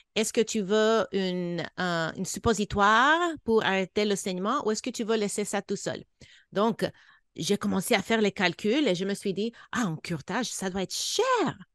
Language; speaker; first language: French; non-native, fluent; English